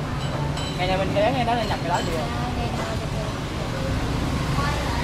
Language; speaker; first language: Vietnamese; native; Vietnamese